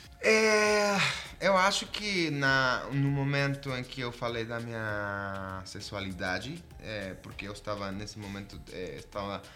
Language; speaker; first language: Portuguese; non-native, fluent; Spanish